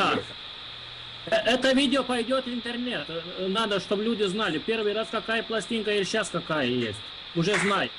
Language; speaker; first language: Russian; non-native, local second language; Lithuanian